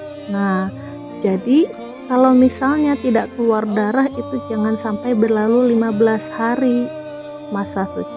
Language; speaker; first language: Indonesian; native; Indonesian